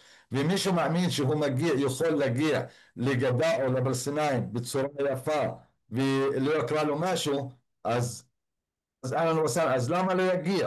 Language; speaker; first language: Hebrew; non-native, local second language; Arabic